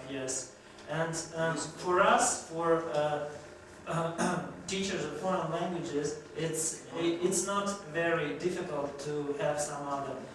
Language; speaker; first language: English; non-native, fluent; Russian